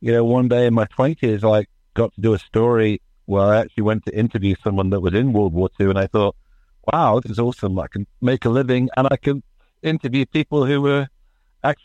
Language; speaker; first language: English; native; English